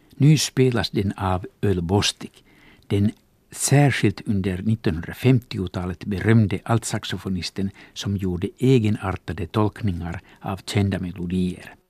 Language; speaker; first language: Swedish; non-native, local second language; Finnish